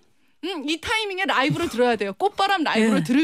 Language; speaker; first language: Korean; native; Korean